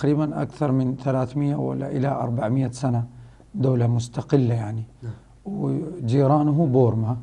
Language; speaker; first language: Arabic; non-native, fluent; Rohingya